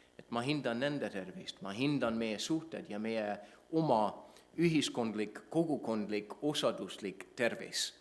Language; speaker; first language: Estonian; non-native, fluent; English